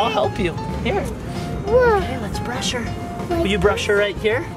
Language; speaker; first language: English; native; English